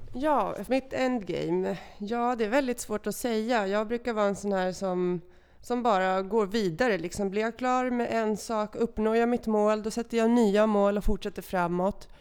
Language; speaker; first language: Swedish; native; Swedish